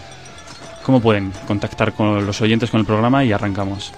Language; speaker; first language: Spanish; native; Spanish